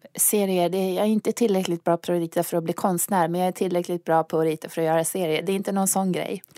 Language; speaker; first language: Swedish; native; Swedish